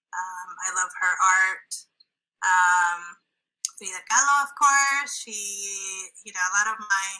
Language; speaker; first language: English; early bilingual, other home language; Spanish